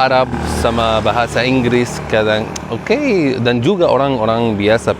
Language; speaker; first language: Indonesian; non-native, fluent; Arabic